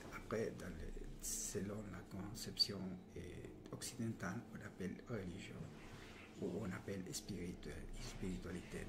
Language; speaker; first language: French; non-native, learner; Spanish